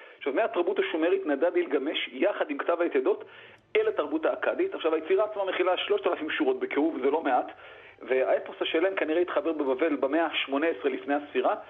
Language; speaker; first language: Hebrew; native; Hebrew